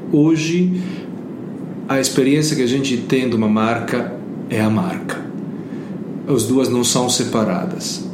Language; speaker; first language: Portuguese; non-native, fluent; Italian